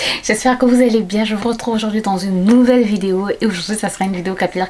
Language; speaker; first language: French; native; French